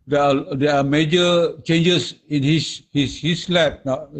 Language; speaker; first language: English; non-native, local second language; Malay